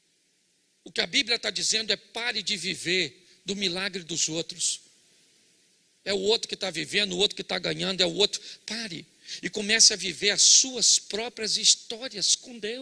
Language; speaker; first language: Portuguese; native; Portuguese